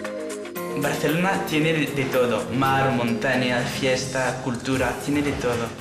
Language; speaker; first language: Spanish; non-native, fluent; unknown